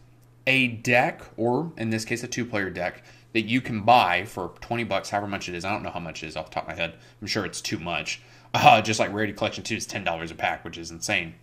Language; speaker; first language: English; native; English